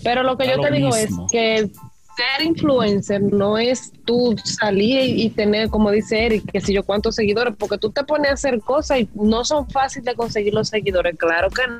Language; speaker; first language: Spanish; native; Spanish